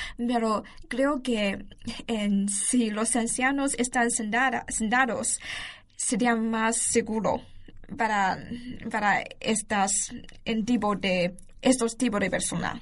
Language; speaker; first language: Spanish; non-native, learner; Chinese